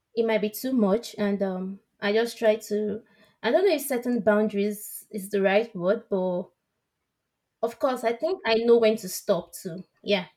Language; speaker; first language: English; non-native, local second language; Yoruba